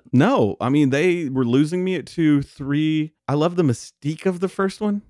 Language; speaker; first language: English; native; English